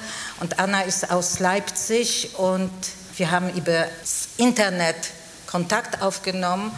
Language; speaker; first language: German; non-native, fluent; Polish